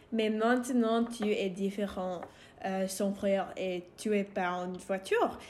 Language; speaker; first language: French; non-native, learner; English